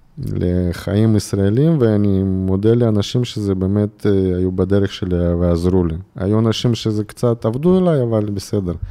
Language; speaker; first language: Hebrew; non-native, fluent; Russian